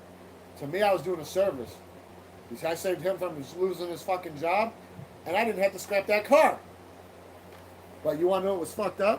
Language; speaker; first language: English; native; English